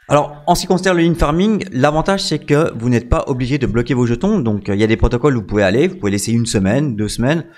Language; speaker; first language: French; native; French